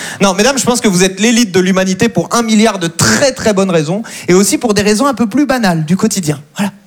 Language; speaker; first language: French; native; French